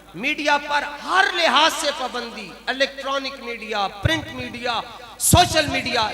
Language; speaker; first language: Urdu; non-native, local second language; Punjabi